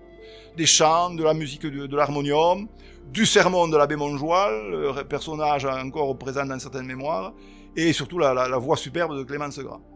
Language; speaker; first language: French; native; French